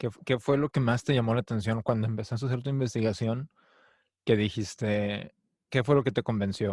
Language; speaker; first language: Spanish; native; Spanish